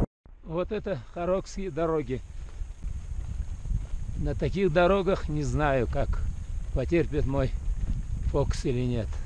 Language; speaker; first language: Russian; non-native, local second language; Uzbek